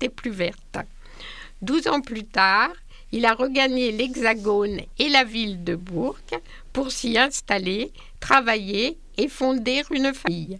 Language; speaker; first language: French; native; French